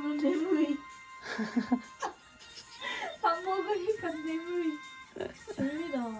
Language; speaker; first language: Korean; non-native, fluent; Japanese